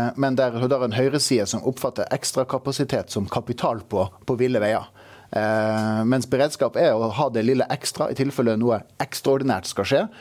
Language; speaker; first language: Norwegian; native; Norwegian